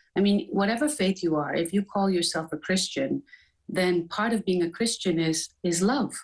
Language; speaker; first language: English; native; English